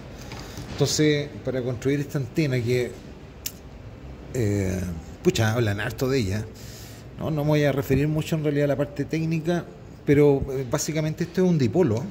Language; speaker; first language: Spanish; native; Spanish